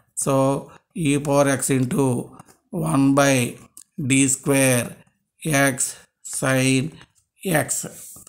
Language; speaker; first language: English; non-native, local second language; Telugu